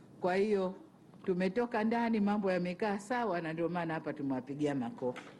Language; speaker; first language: Swahili; native; Swahili